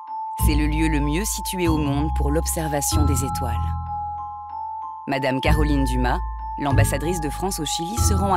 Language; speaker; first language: French; native; French